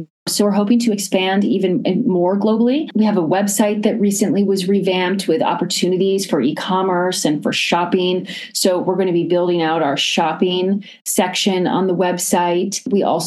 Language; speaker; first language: English; native; English